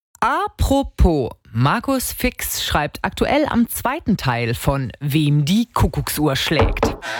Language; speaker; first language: German; native; German